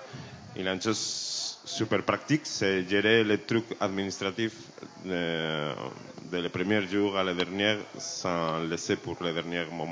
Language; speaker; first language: French; non-native, learner; Spanish